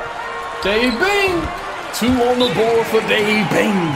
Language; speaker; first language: English; native; English